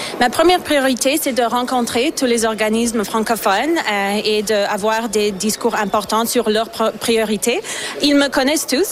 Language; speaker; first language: French; non-native, fluent; Slovak